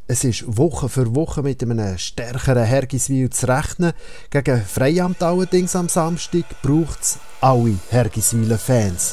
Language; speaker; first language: German; native; German